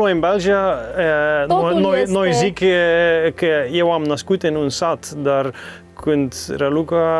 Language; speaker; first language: Romanian; non-native, learner; Dutch